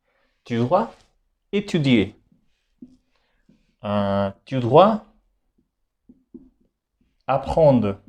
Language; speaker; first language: French; non-native, fluent; Hindi